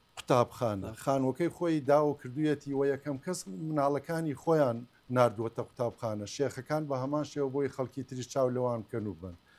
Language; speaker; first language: Central Kurdish; non-native, local second language; Gurani